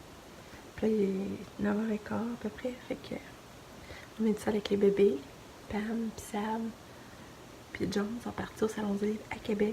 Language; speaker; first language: French; native; French